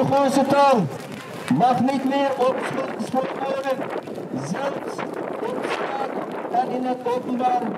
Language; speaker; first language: Dutch; non-native, fluent; Uyghur